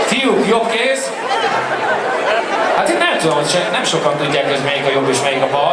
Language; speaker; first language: Hungarian; native; Hungarian